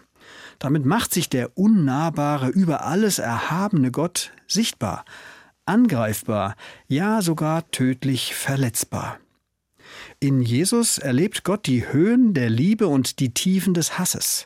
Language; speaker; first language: German; native; German